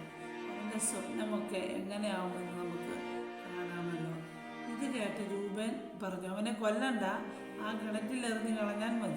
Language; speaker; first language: Malayalam; native; Malayalam